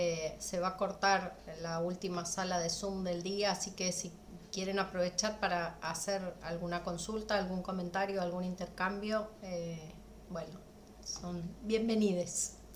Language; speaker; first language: Spanish; native; Spanish